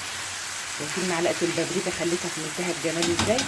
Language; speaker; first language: Arabic; native; Arabic